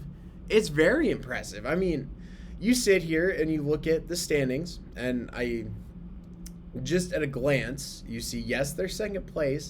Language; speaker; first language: English; native; English